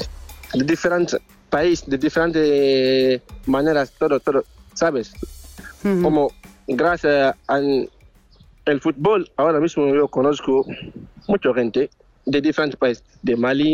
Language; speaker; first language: Spanish; non-native, learner; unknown